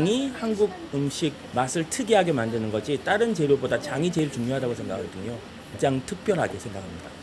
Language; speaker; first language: Korean; early bilingual, heritage; Korean